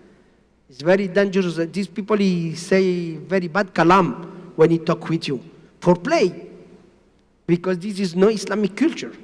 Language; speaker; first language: English; non-native, learner; Spanish